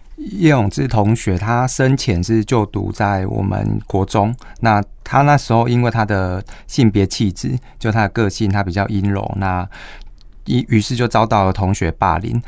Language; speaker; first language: Chinese; native; Chinese